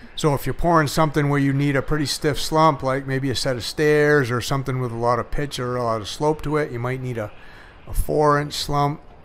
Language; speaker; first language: English; native; English